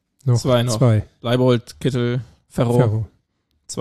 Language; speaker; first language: German; native; German